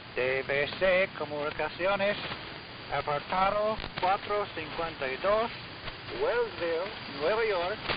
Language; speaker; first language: Spanish; non-native, learner; English